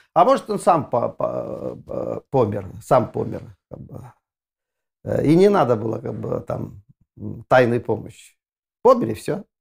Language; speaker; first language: Russian; non-native, fluent; Estonian